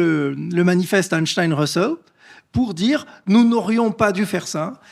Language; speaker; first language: French; native; French